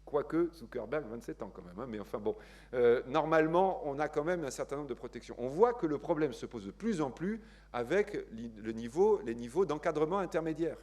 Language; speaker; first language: French; native; French